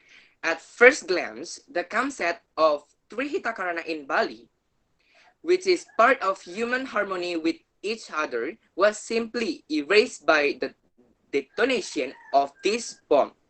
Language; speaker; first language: English; non-native, learner; Indonesian